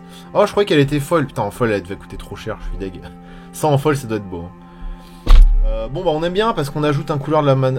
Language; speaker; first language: French; native; French